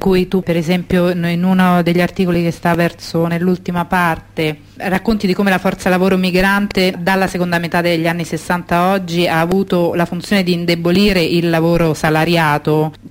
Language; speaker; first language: Italian; native; Italian